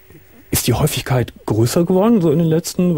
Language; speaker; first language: German; native; German